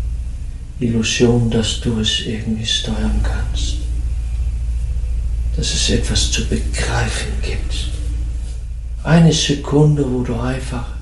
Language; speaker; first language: German; non-native, fluent; Dutch